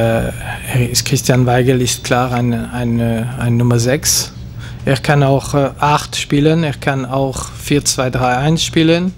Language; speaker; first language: German; non-native, local second language; French